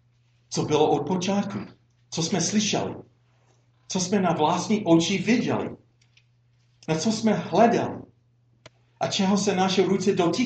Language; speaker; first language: Czech; non-native, fluent; English